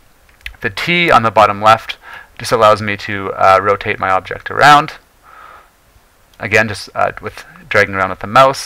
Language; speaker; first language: English; native; English